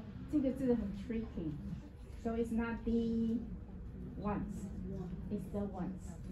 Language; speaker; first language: English; non-native, fluent; Chinese